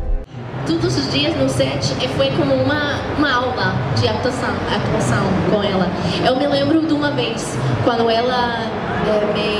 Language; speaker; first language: Portuguese; non-native, learner; English